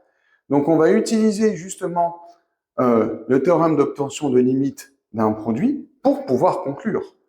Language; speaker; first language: French; native; French